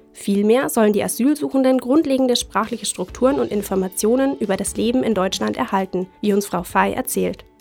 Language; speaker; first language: German; native; German